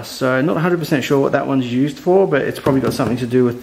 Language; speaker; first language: English; native; English